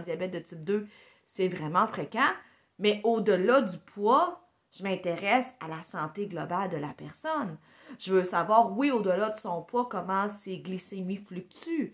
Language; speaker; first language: French; native; French